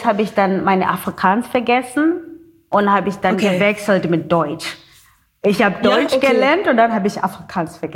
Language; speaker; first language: German; non-native, learner; Xhosa